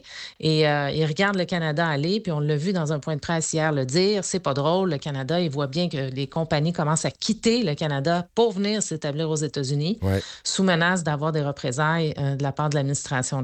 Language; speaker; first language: French; native; French